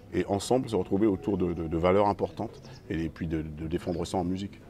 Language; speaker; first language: French; native; French